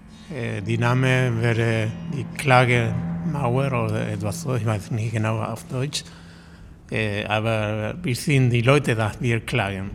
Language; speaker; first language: German; non-native, learner; Spanish